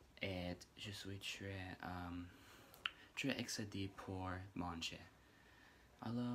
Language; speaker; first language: French; non-native, learner; English